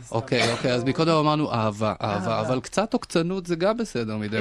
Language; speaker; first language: Hebrew; native; Hebrew